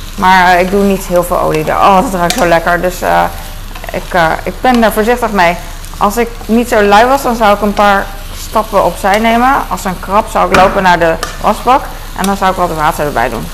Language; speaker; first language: Dutch; early bilingual, other home language; Cantonese